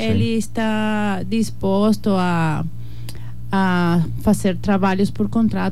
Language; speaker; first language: Portuguese; non-native, learner; Spanish